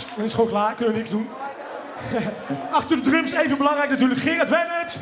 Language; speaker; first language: Dutch; native; Dutch